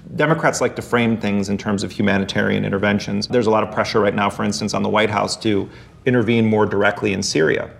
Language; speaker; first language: English; native; English